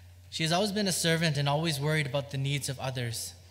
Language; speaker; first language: English; early bilingual, other home language; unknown